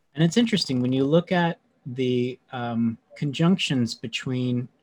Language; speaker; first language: English; native; English